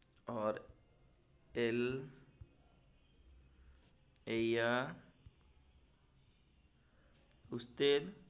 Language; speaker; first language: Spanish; non-native, learner; Hindi